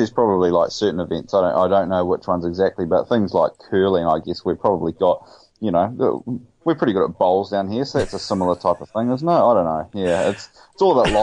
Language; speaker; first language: English; native; English